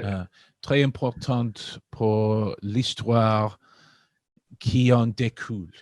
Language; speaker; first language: French; non-native, learner; English